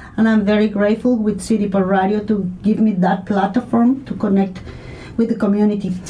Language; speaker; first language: English; non-native, learner; Spanish